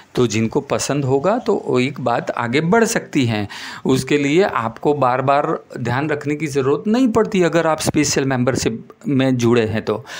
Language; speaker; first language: Hindi; non-native, local second language; Gujarati